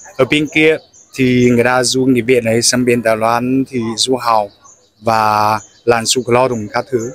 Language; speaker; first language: Vietnamese; non-native, learner; Chinese